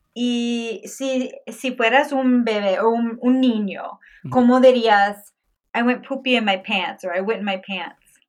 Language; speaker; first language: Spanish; non-native, fluent; English